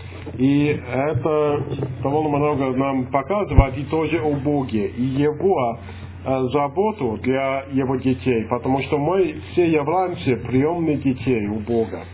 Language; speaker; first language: Russian; non-native, fluent; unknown